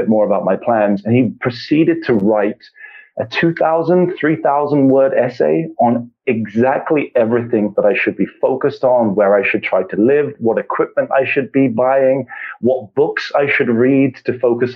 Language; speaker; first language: English; native; English